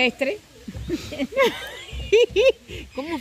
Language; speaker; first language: Portuguese; non-native, fluent; Spanish